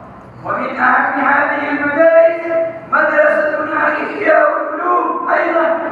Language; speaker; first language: Arabic; non-native, learner; Urdu